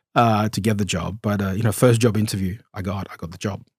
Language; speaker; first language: English; early bilingual, other home language; Romanian